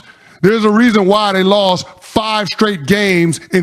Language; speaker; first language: English; native; English